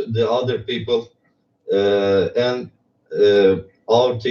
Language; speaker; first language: English; non-native, learner; Turkish